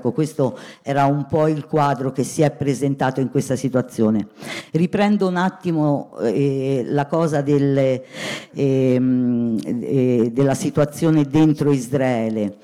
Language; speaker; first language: Italian; native; Italian